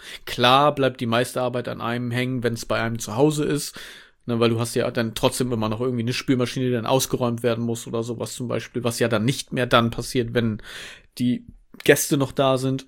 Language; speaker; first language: German; native; German